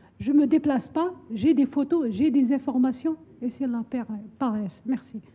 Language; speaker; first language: French; non-native, local second language; Arabic